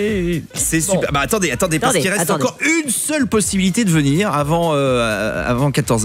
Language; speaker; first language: French; native; French